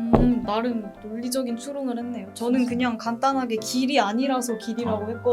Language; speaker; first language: Korean; native; Korean